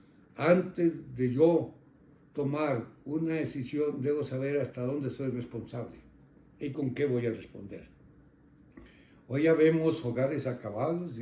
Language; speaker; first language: Spanish; native; Spanish